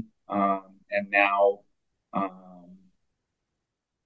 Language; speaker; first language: English; native; English